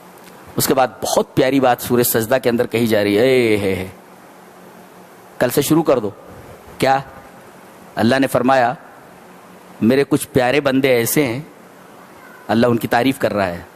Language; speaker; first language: Urdu; native; Urdu